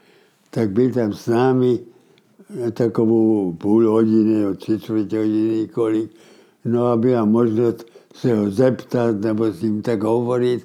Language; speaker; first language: Czech; early bilingual, heritage; Czech